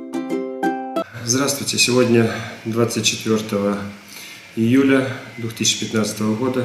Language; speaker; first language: Russian; native; Russian